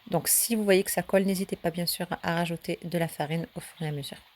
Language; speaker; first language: French; early bilingual, other home language; Turkish